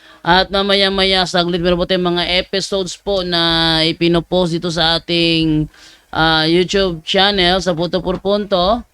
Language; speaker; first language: Filipino; native; Filipino